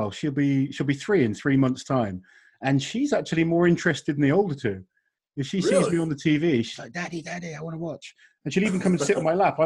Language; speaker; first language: English; native; English